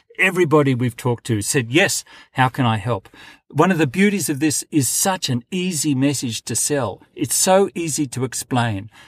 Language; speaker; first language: English; native; English